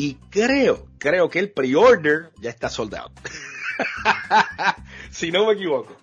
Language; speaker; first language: Spanish; native; Spanish